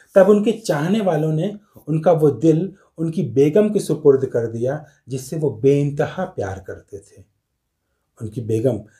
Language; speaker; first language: Hindi; native; Hindi